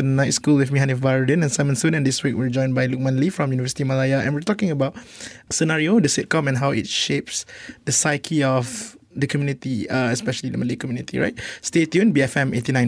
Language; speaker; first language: English; non-native, local second language; Malay